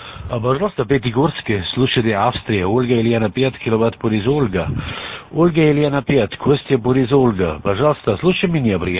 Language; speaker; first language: Russian; non-native, learner; German